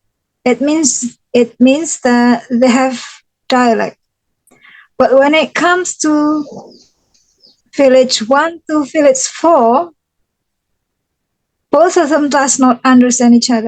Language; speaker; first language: English; non-native, learner; Indonesian